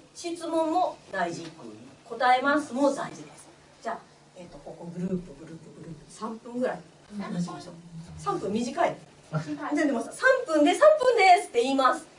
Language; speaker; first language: Japanese; non-native, fluent; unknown